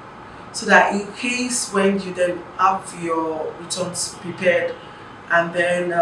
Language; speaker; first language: English; non-native, local second language; Yoruba